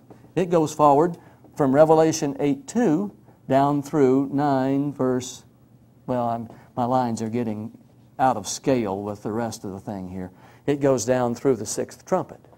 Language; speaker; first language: English; native; English